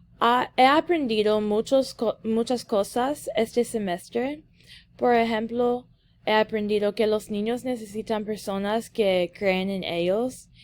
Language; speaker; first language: Spanish; early bilingual, heritage; English